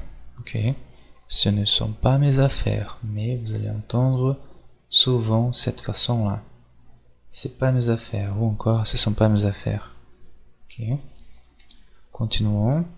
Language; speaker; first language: French; non-native, fluent; Portuguese